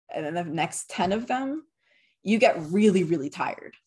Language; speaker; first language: English; native; English